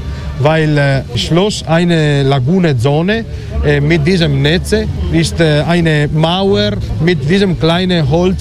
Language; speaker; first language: German; non-native, learner; Italian